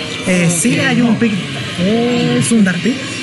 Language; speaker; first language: Spanish; native; Spanish